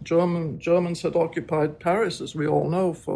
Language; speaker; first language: English; native; English